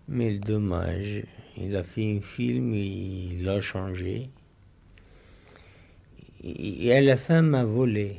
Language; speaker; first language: French; non-native, local second language; Arabic